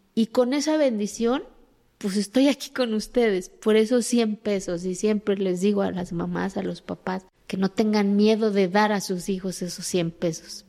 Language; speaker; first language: Spanish; early bilingual, other home language; Zapotec